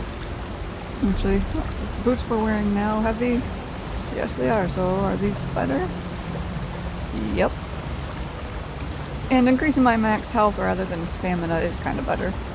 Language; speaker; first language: English; native; English